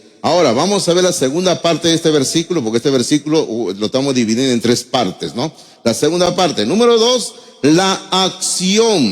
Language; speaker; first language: Spanish; native; Spanish